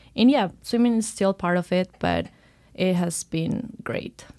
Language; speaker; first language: English; non-native, fluent; Spanish